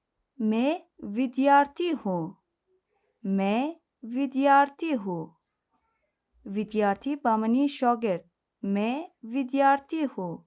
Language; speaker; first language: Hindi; non-native, fluent; Persian